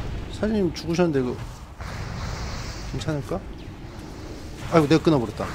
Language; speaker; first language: Korean; native; Korean